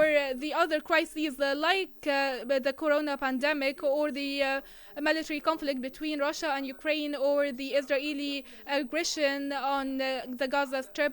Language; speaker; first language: English; non-native, fluent; Arabic